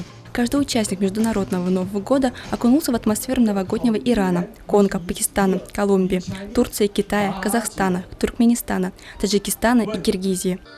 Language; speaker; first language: Russian; native; Russian